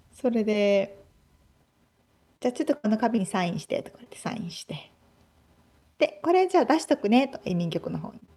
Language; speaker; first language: Japanese; native; Japanese